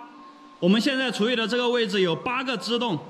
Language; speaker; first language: Chinese; native; Chinese